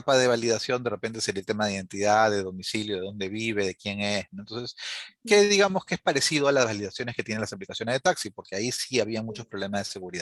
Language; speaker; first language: Spanish; native; Spanish